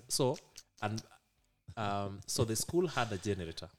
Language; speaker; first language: English; non-native, local second language; Luo (Kenya and Tanzania)